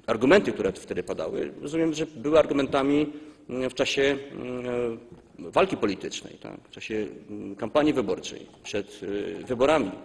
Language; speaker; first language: Polish; native; Polish